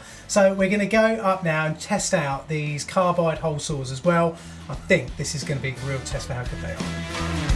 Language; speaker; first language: English; native; English